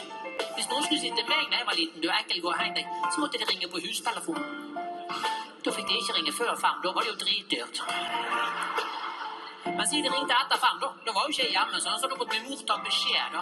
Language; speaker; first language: Norwegian; native; Norwegian